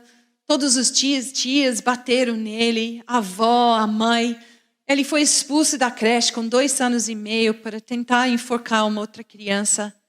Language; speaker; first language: Portuguese; non-native, fluent; English